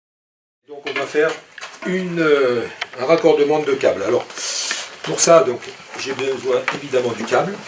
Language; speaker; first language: French; native; French